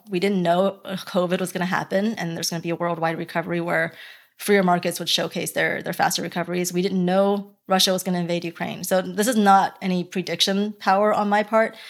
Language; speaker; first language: English; early bilingual, other home language; Chinese